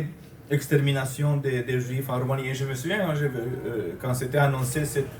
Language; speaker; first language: French; non-native, fluent; Romanian